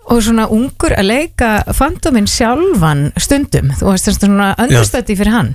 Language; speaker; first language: Icelandic; native; Icelandic